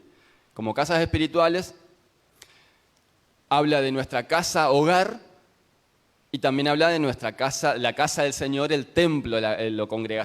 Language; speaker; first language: Spanish; native; Spanish